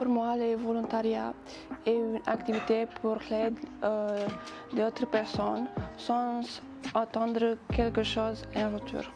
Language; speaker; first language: French; non-native, learner; Romanian